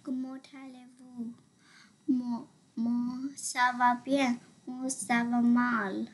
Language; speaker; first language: French; non-native, learner; English